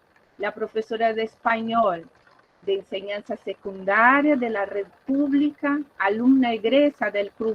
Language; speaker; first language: Spanish; non-native, fluent; Portuguese